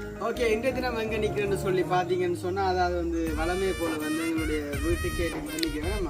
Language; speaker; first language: Tamil; native; Tamil